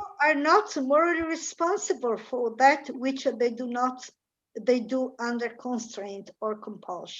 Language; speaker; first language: English; non-native, fluent; Italian